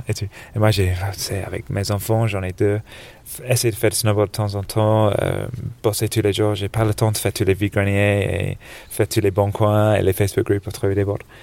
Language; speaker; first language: French; non-native, fluent; English